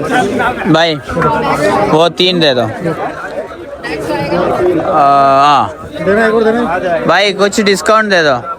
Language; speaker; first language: Hindi; non-native, local second language; Malayalam